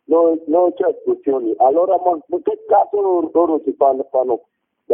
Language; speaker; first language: Italian; non-native, learner; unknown